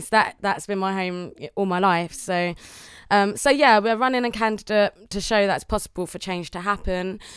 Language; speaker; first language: English; native; English